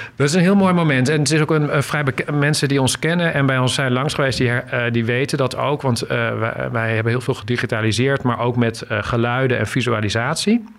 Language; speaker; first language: Dutch; native; Dutch